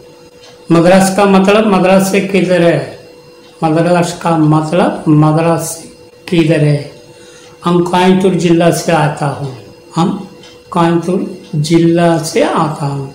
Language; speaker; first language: Hindi; non-native, local second language; Tamil